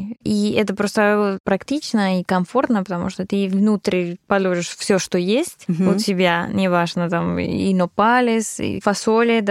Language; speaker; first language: Russian; non-native, fluent; Spanish